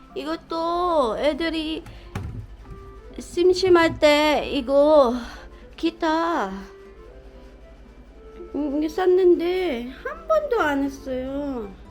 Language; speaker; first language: Korean; non-native, fluent; Filipino